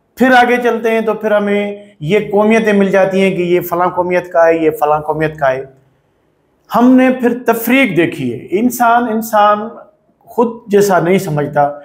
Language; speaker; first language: Urdu; non-native, local second language; Sindhi